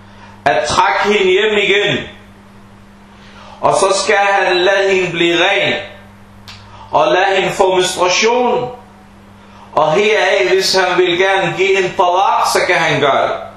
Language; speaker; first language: Danish; early bilingual, other home language; Arabic